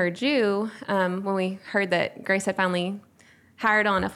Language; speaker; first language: English; native; English